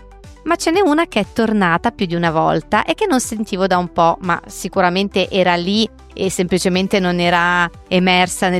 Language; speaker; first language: Italian; native; Italian